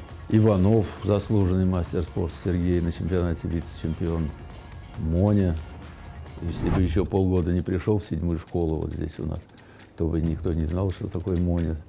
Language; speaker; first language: Russian; native; Russian